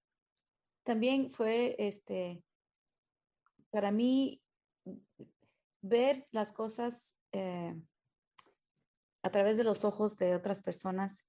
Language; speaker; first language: Spanish; early bilingual, heritage; Spanish